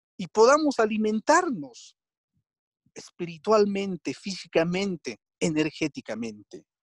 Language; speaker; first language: Spanish; non-native, local second language; Quechua